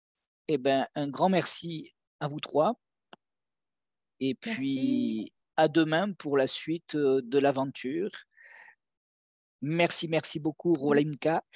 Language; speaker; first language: French; native; French